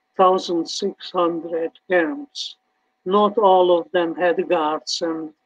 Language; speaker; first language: English; early bilingual, other home language; Hungarian